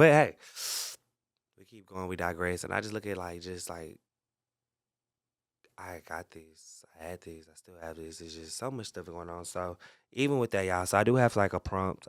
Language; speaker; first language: English; native; English